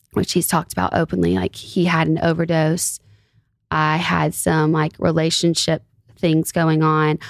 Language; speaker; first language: English; native; English